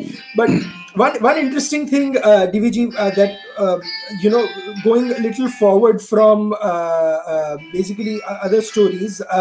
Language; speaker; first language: English; non-native, local second language; Gujarati